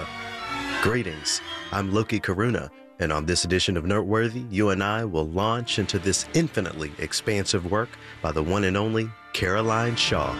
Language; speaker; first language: English; native; English